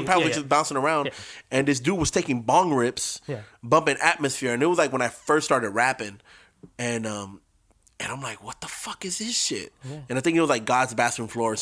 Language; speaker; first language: English; native; English